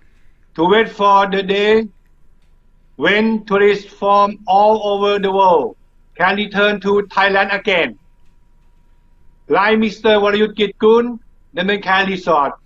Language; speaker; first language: English; non-native, learner; Thai